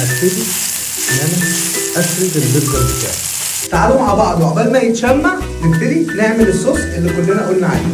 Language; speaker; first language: Arabic; native; Arabic